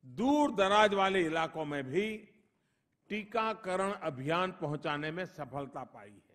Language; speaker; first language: Hindi; non-native, local second language; Gujarati